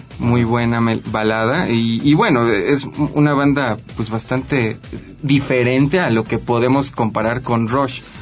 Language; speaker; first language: Spanish; native; Spanish